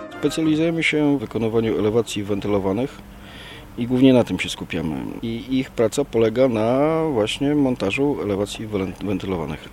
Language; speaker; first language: Polish; native; Polish